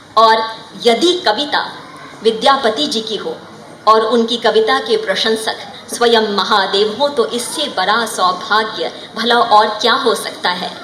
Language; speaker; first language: Hindi; non-native, local second language; Maithili